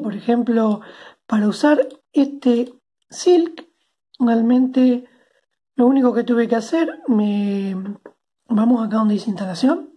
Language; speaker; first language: Spanish; native; Spanish